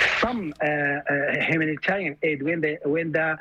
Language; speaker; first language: English; non-native, fluent; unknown